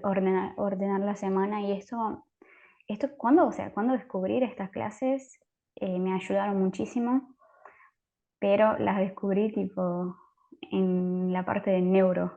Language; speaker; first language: Spanish; native; Spanish